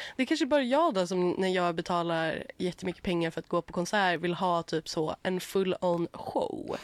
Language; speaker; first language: Swedish; native; Swedish